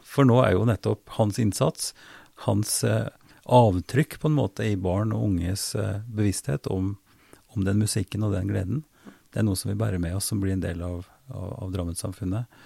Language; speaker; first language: Norwegian; native; Norwegian